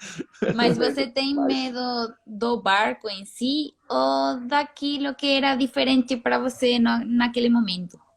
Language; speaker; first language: Portuguese; non-native, fluent; Spanish